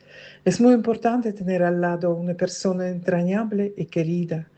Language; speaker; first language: Spanish; non-native, fluent; Russian